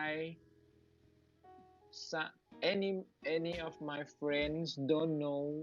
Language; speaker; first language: English; non-native, learner; Thai